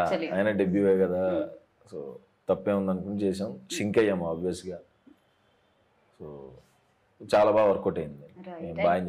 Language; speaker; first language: Telugu; native; Telugu